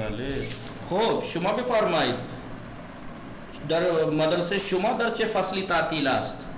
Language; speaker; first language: Persian; non-native, fluent; Urdu